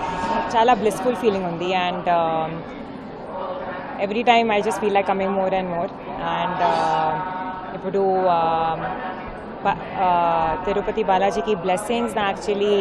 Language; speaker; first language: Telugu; non-native, learner; Hindi